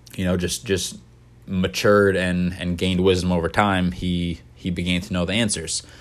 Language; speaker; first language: English; native; English